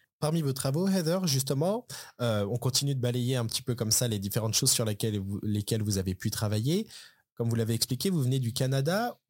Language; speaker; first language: French; native; French